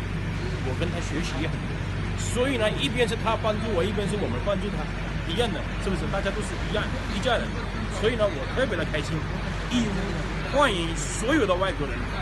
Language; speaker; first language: Chinese; non-native, fluent; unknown